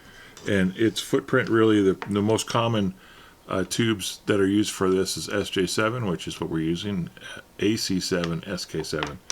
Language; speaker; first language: English; native; English